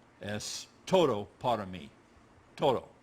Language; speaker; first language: Spanish; non-native, learner; English